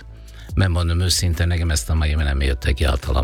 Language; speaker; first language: Hungarian; non-native, fluent; Italian